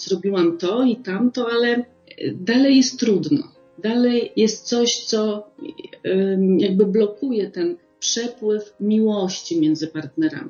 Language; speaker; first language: Polish; native; Polish